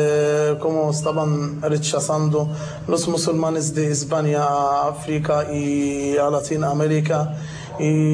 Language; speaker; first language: Spanish; non-native, fluent; Arabic